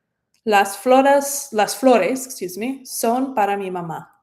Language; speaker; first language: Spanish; non-native, fluent; English